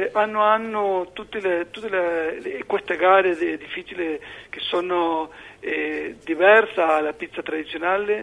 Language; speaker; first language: Italian; non-native, learner; Spanish